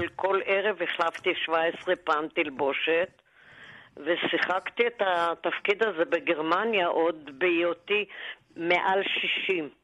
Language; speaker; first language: Hebrew; non-native, local second language; German